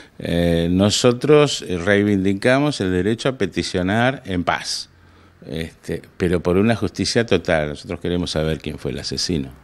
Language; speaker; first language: Spanish; native; Spanish